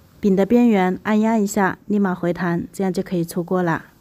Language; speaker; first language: Chinese; native; Chinese